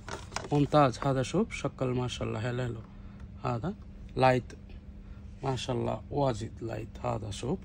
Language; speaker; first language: Arabic; non-native, learner; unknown